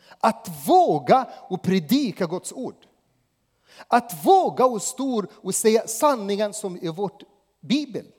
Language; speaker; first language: Swedish; non-native, fluent; Arabic